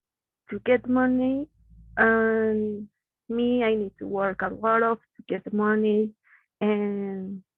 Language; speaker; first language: English; non-native, learner; Spanish